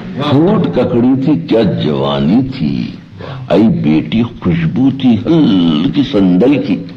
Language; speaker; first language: Urdu; native; Urdu